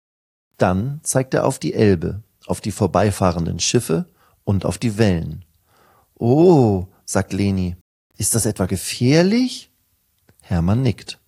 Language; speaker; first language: German; native; German